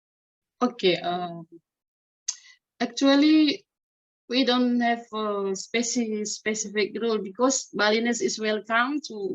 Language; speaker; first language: English; non-native, learner; Indonesian